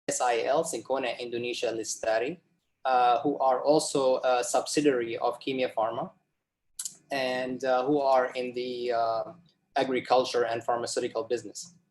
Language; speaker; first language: English; non-native, fluent; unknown